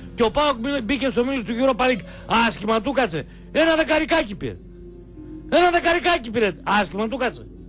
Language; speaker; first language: Greek; native; Greek